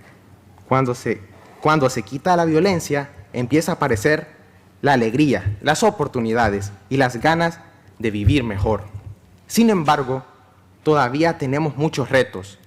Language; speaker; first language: Spanish; native; Spanish